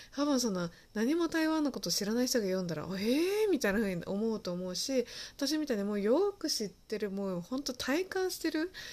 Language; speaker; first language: Japanese; early bilingual, other home language; Chinese